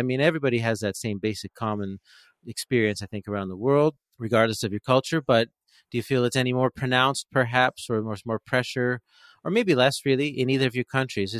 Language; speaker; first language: English; native; English